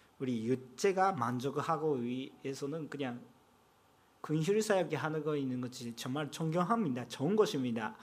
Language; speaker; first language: Korean; non-native, fluent; Japanese